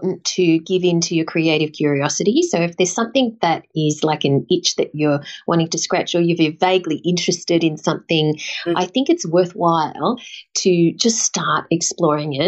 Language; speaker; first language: English; native; English